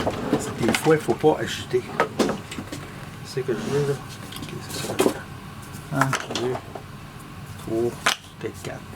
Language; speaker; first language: French; native; French